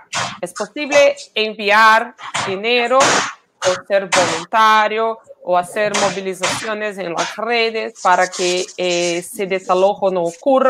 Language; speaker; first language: Spanish; non-native, fluent; Portuguese